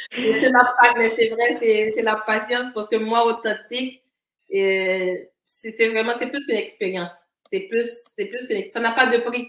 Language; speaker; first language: French; non-native, local second language; Haitian Creole